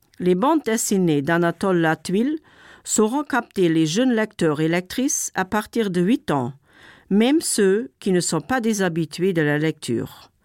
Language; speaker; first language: French; non-native, local second language; Luxembourgish